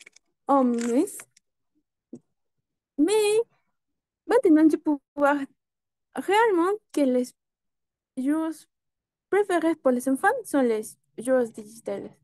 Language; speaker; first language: French; non-native, learner; Spanish